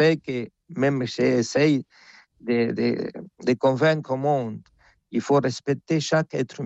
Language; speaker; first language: French; non-native, fluent; Spanish